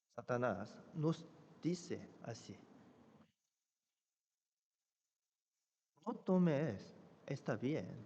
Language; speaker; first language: Spanish; non-native, fluent; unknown